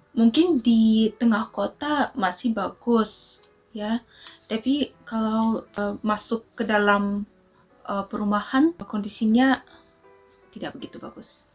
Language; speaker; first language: Indonesian; non-native, fluent; Russian